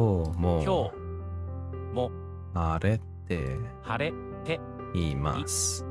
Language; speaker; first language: Japanese; non-native, learner; English